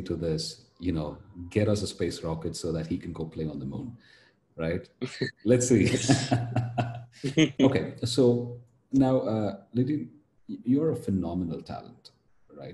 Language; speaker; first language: English; non-native, local second language; Tamil